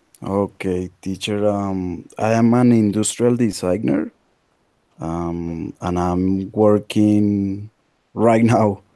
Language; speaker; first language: English; non-native, learner; Spanish